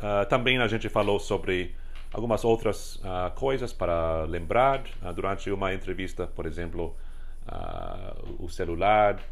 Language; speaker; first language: Portuguese; non-native, fluent; English